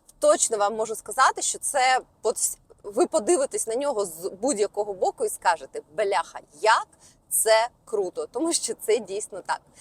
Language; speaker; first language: Ukrainian; non-native, local second language; Russian